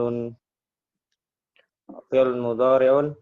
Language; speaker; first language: Arabic; non-native, learner; Indonesian